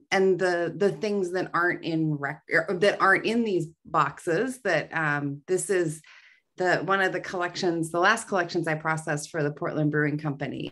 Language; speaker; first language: English; native; English